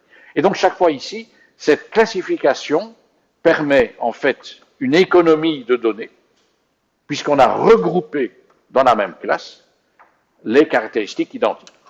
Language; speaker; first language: French; native; French